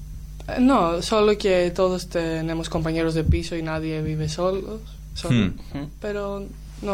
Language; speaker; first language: Spanish; non-native, learner; Greek